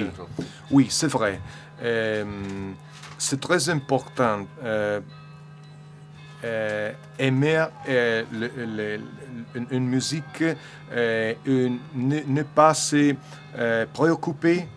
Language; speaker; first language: French; non-native, learner; Italian